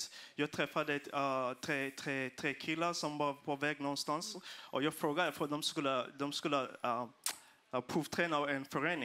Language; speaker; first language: Swedish; non-native, fluent; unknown